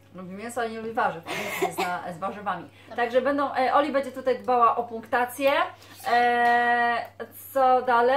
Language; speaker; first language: Polish; native; Polish